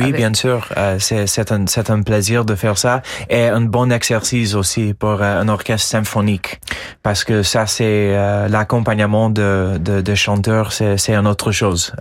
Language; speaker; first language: French; non-native, fluent; English